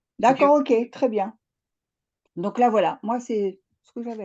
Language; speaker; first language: French; native; French